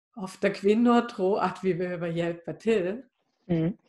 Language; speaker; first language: Swedish; non-native, fluent; German